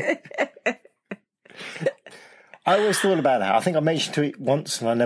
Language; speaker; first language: English; native; English